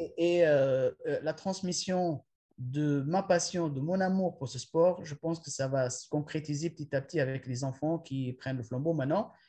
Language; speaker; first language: French; non-native, local second language; Arabic